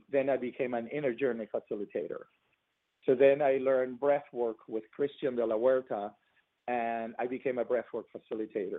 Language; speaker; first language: English; non-native, fluent; Spanish